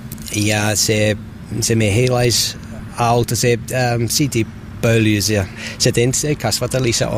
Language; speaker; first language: Finnish; non-native, learner; English